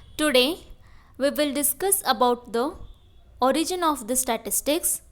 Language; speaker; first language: English; non-native, local second language; Kannada